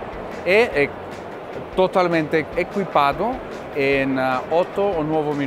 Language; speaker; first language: Italian; non-native, learner; Spanish